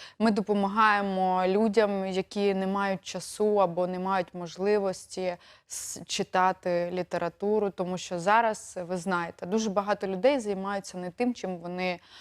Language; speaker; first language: Ukrainian; native; Ukrainian